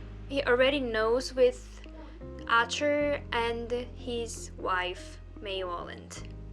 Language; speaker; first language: English; non-native, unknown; Korean